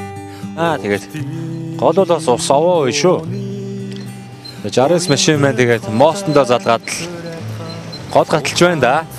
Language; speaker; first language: Mongolian; native; Mongolian